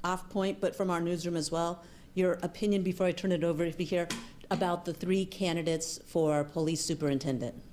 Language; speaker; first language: English; native; English